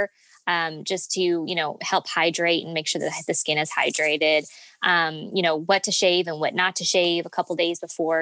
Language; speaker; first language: English; native; English